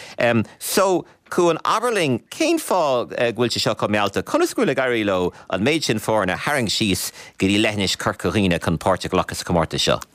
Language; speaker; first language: Irish; native; Irish